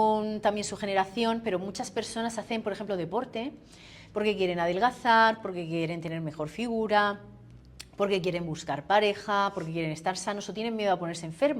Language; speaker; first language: Spanish; native; Spanish